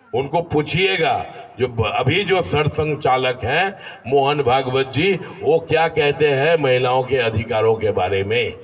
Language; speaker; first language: Hindi; non-native, local second language; Bangla